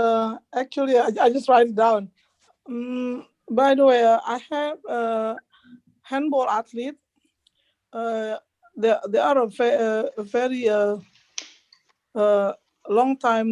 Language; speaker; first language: English; non-native, learner; Indonesian